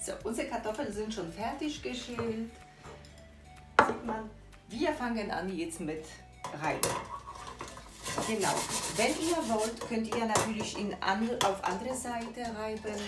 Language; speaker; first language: German; non-native, fluent; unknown